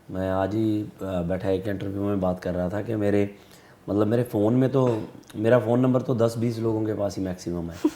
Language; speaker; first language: Hindi; non-native, local second language; Punjabi